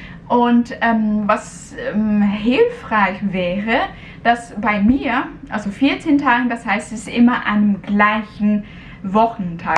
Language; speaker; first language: German; non-native, fluent; Cantonese